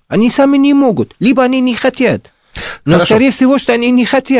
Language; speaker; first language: Russian; non-native, fluent; Arabic